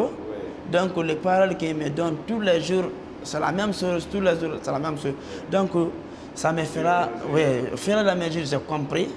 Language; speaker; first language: French; non-native, local second language; Mandingo